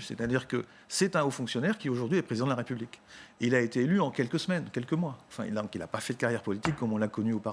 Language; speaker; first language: French; native; French